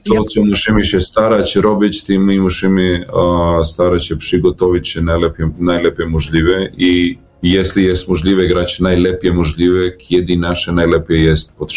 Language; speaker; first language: Polish; non-native, learner; Serbian